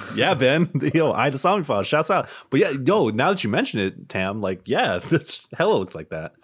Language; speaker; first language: English; early bilingual, other home language; Filipino